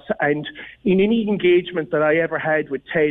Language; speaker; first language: English; native; English